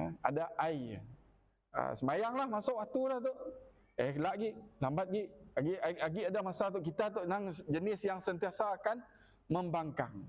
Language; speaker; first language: Malay; non-native, local second language; Iban